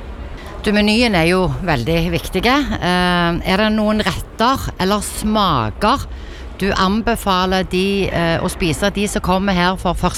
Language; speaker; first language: Norwegian; native; Norwegian